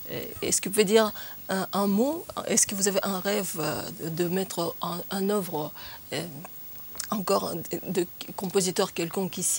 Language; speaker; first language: French; non-native, learner; Russian